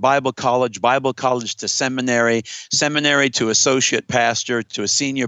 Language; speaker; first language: English; native; English